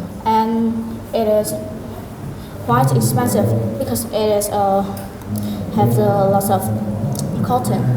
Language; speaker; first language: English; non-native, learner; Vietnamese